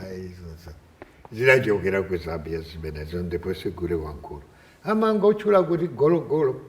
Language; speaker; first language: Nyanja; non-native, fluent; French